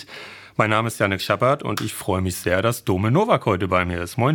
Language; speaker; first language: German; native; German